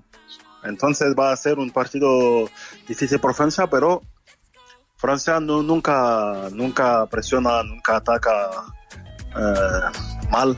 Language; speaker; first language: Spanish; non-native, fluent; French